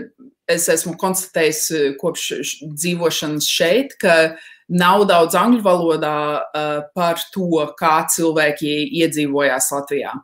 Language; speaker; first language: Latvian; early bilingual, heritage; Latvian